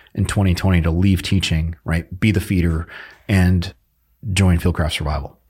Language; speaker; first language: English; early bilingual, other home language; Filipino